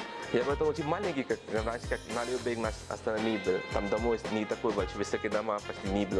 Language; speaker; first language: Russian; non-native, learner; Tamil